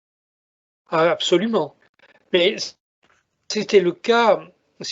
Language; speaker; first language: French; native; French